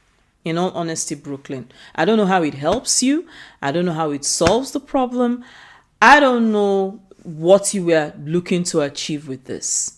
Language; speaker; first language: English; non-native, local second language; Igbo